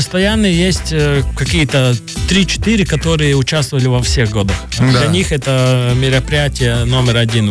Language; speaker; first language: Russian; non-native, local second language; Latvian